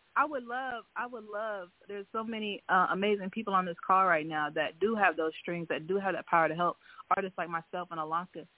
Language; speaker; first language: English; native; English